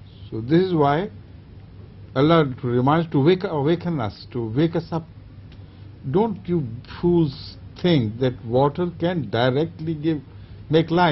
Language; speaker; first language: English; non-native, local second language; Urdu